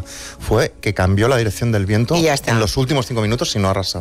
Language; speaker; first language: Spanish; native; Spanish